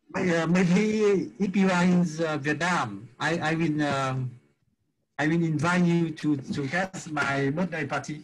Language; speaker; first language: English; non-native, learner; Vietnamese